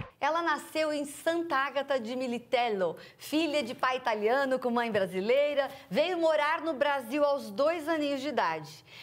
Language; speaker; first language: Portuguese; native; Portuguese